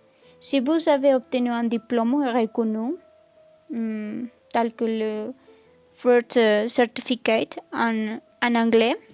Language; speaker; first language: French; non-native, learner; Spanish